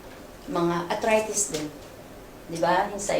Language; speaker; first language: Filipino; native; Filipino